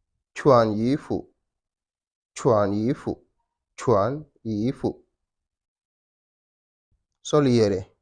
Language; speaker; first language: Chinese; non-native, fluent; Wolof